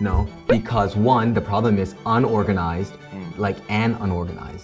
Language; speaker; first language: English; native; English